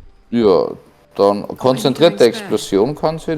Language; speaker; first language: German; native; German